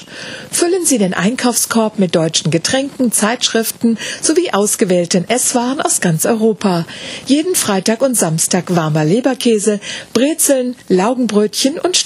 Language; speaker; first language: German; native; German